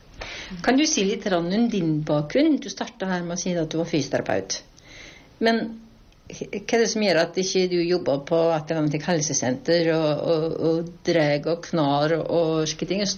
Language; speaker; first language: Norwegian; native; Norwegian